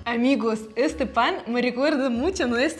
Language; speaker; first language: Spanish; non-native, fluent; Russian